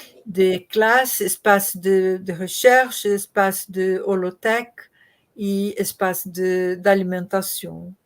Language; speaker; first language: French; non-native, learner; Portuguese